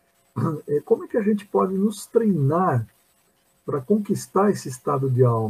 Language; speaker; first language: Portuguese; native; Portuguese